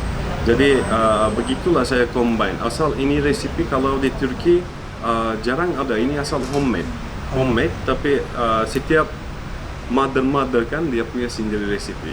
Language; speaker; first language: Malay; non-native, fluent; Turkish